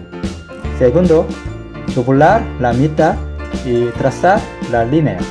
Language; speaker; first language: Spanish; non-native, fluent; Korean